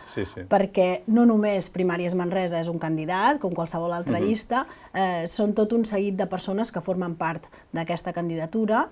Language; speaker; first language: Catalan; native; Catalan